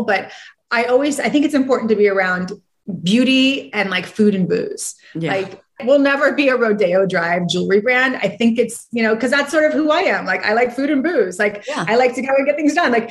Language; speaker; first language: English; native; English